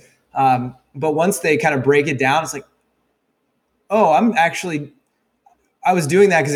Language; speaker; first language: English; native; English